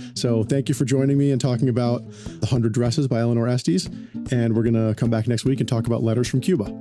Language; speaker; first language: English; native; English